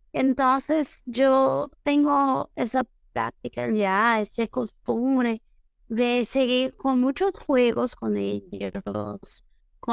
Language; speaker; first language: Spanish; non-native, fluent; Portuguese